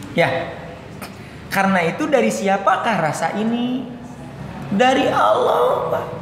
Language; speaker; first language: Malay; non-native, local second language; Sundanese